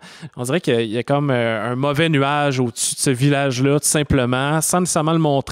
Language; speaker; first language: French; native; French